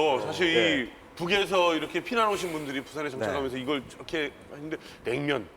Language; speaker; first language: Korean; native; Korean